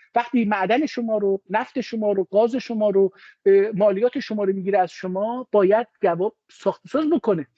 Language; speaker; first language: Persian; non-native, local second language; Azerbaijani